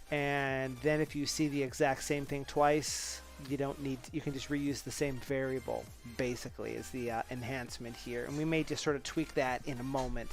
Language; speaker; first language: English; native; English